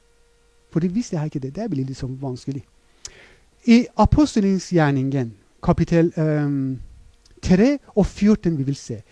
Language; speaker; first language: Norwegian; non-native, fluent; Persian